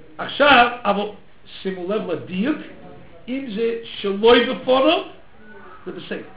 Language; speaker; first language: Hebrew; non-native, fluent; English